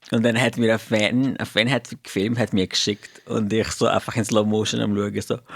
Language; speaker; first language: German; non-native, fluent; Portuguese